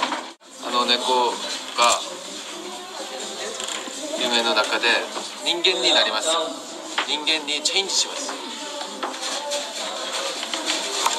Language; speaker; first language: Japanese; non-native, fluent; Korean